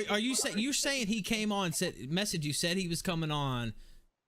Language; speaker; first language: English; native; English